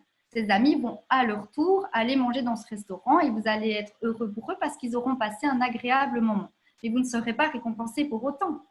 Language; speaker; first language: French; native; French